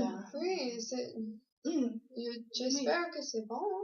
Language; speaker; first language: French; non-native, learner; English